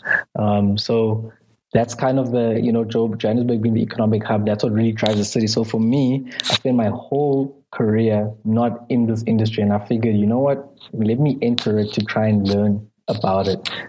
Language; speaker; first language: English; non-native, local second language; Zulu